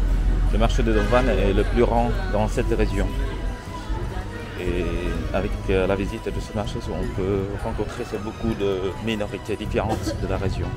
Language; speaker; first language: French; non-native, fluent; Vietnamese